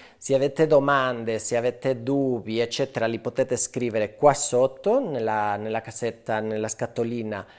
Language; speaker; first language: Italian; non-native, fluent; Spanish